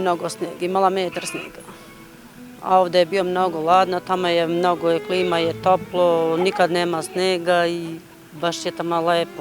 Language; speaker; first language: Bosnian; non-native, learner; Albanian